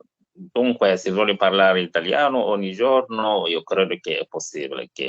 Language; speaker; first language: Italian; non-native, learner; English